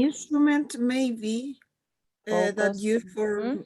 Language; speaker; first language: English; non-native, learner; Spanish